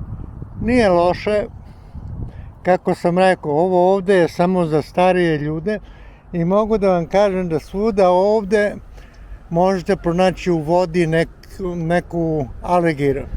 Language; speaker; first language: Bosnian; non-native, local second language; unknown